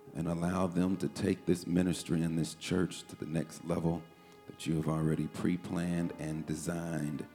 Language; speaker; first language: English; native; English